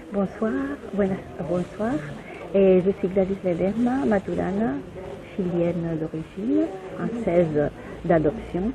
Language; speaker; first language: French; non-native, fluent; Spanish